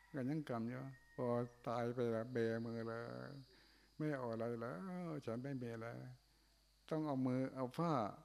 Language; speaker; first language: Thai; non-native, local second language; Northeastern Thai